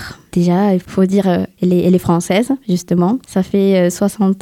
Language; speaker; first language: French; non-native, fluent; Spanish